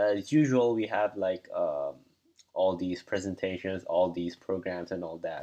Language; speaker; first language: English; non-native, local second language; Cebuano